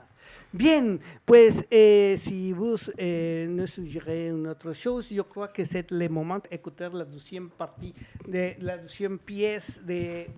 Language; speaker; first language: French; non-native, fluent; Spanish